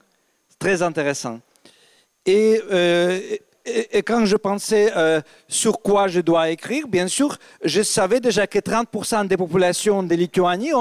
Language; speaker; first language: French; non-native, fluent; Russian